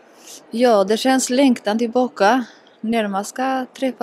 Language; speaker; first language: Swedish; non-native, learner; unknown